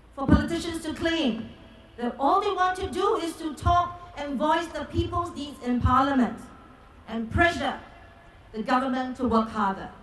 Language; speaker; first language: English; non-native, local second language; Chinese